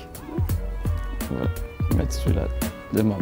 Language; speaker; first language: French; non-native, fluent; Portuguese